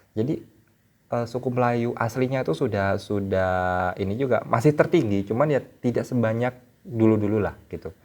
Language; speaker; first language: Indonesian; native; Indonesian